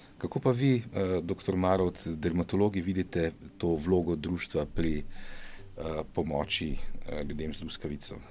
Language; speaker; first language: Slovenian; native; Slovenian